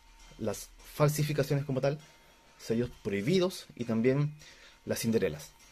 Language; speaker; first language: Spanish; native; Spanish